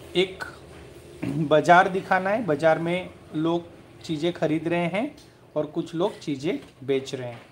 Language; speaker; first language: Hindi; non-native, local second language; Marathi